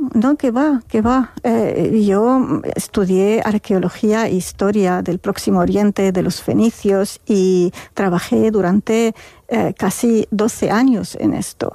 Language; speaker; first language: Spanish; non-native, fluent; Arabic